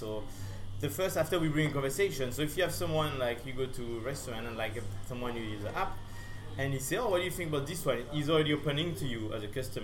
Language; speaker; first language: English; non-native, fluent; French